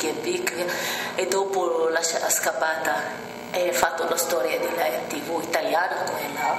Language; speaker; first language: Italian; non-native, learner; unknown